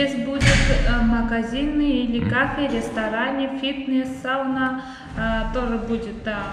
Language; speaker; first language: Russian; non-native, learner; Georgian